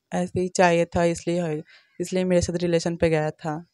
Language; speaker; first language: Hindi; non-native, local second language; Bangla